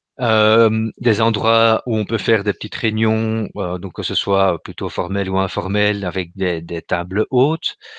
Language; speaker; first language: French; native; French